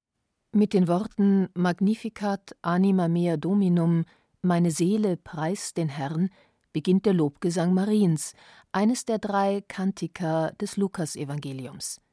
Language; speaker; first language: German; native; German